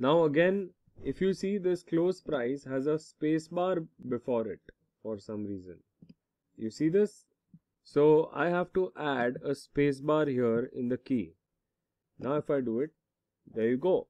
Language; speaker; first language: English; non-native, local second language; Hindi